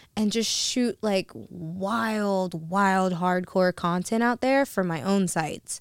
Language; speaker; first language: English; native; English